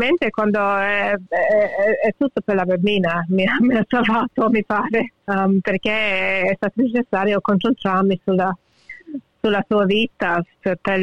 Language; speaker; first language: Italian; early bilingual, heritage; English